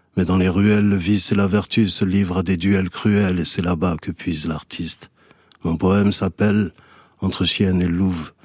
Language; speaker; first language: French; early bilingual, other home language; Fula